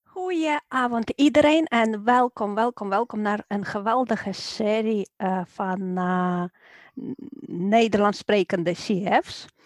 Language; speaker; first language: Dutch; non-native, fluent; Ukrainian